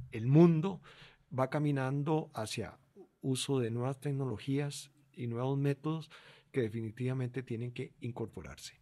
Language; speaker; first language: Spanish; native; Spanish